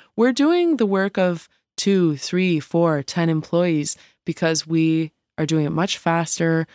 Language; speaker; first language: English; native; English